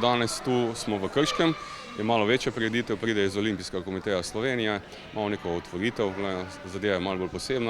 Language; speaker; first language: Slovenian; native; Slovenian